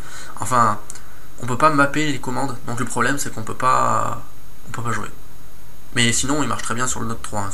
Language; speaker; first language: French; native; French